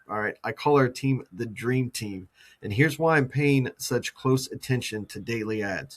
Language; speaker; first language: English; native; English